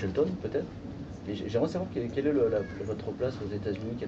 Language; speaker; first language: French; native; French